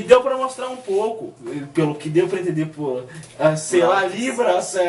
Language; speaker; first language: Portuguese; native; Portuguese